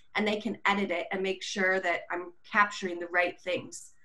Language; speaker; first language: English; native; English